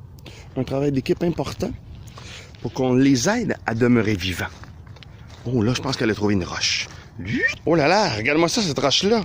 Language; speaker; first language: French; native; French